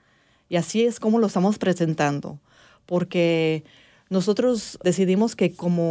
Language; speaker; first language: Spanish; early bilingual, heritage; English